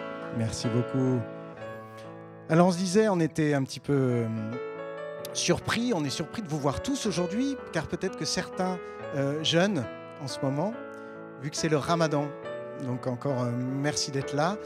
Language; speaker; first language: French; native; French